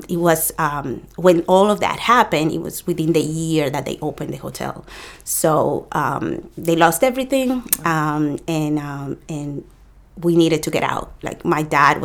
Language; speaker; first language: English; non-native, fluent; Spanish